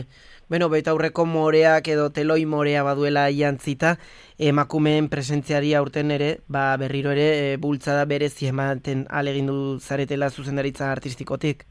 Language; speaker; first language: Basque; native; Basque